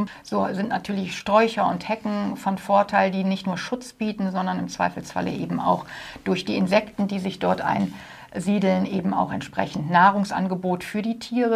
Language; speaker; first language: German; native; German